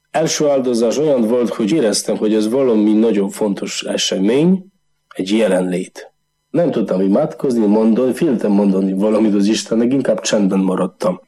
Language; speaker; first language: Hungarian; non-native, learner; Polish